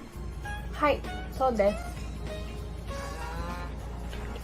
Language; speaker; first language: Japanese; non-native, learner; Filipino